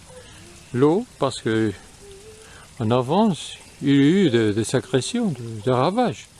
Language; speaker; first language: French; non-native, fluent; Spanish